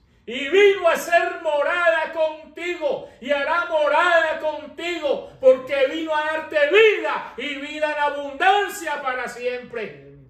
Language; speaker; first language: Spanish; native; Spanish